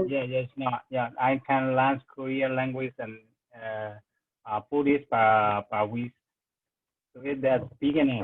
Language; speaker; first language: English; non-native, learner; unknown